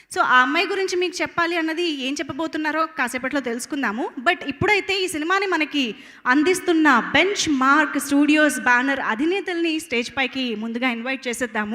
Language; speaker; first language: Telugu; native; Telugu